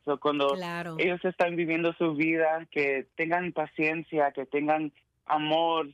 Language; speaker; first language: Spanish; early bilingual, heritage; Spanish